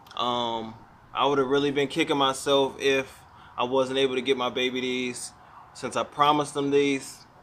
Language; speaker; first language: English; native; English